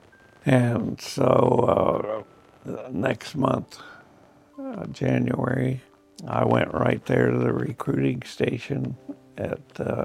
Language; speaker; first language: English; native; English